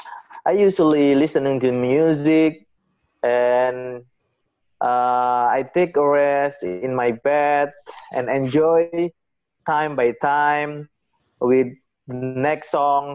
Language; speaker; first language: English; non-native, learner; Indonesian